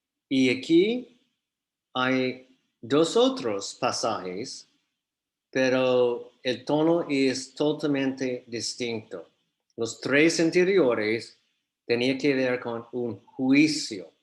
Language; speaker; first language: Spanish; non-native, fluent; English